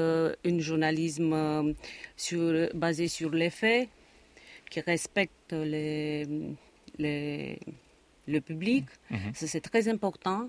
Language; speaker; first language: French; non-native, fluent; Romanian